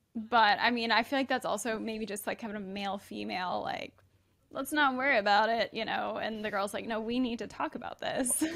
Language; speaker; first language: English; native; English